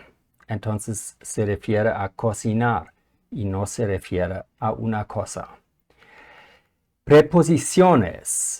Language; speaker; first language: Spanish; non-native, fluent; German